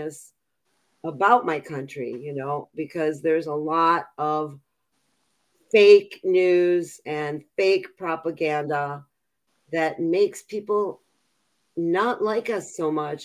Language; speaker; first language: English; native; English